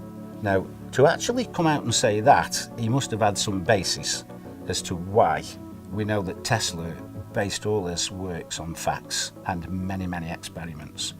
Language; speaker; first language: English; native; English